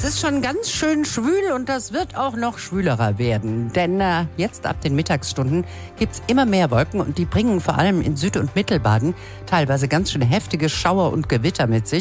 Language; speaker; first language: German; native; German